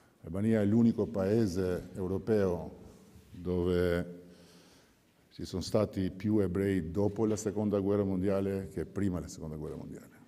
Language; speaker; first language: Italian; non-native, fluent; Albanian